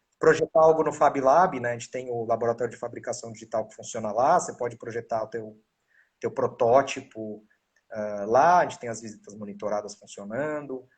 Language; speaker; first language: Portuguese; native; Portuguese